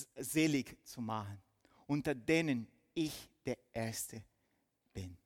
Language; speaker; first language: German; non-native, fluent; Portuguese